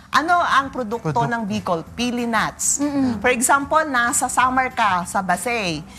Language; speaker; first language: Filipino; native; Filipino